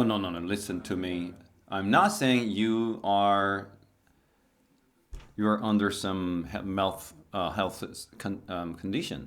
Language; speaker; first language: English; non-native, fluent; Korean